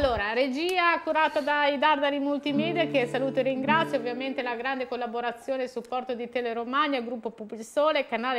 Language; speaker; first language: Italian; native; Italian